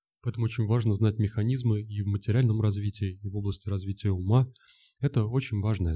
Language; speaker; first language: Russian; native; Russian